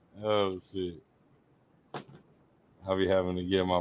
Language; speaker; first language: English; native; English